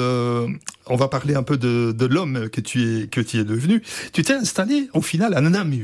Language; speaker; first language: French; native; French